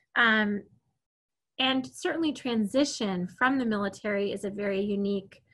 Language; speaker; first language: English; native; English